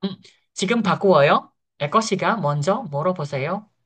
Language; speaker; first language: Korean; non-native, fluent; Indonesian